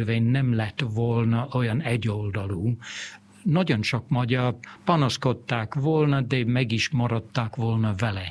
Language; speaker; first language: Hungarian; non-native, fluent; English